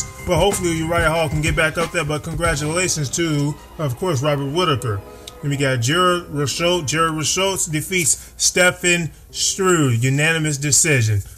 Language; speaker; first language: English; native; English